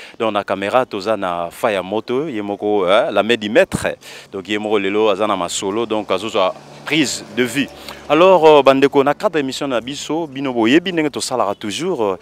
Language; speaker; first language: Lingala; native; Lingala